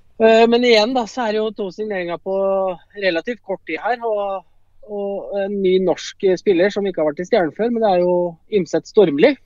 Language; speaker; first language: Norwegian; native; Norwegian